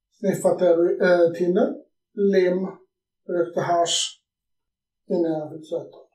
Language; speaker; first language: Swedish; native; Swedish